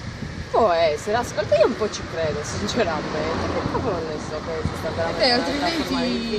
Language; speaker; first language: Italian; native; Italian